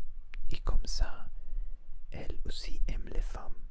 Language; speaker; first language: French; non-native, learner; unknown